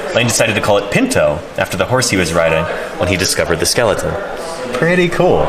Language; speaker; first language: English; native; English